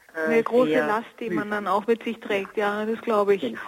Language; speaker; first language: German; native; German